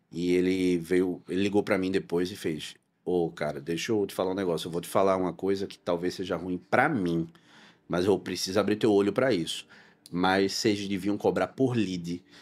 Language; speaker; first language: Portuguese; native; Portuguese